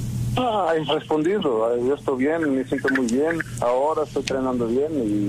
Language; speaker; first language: Spanish; non-native, learner; Portuguese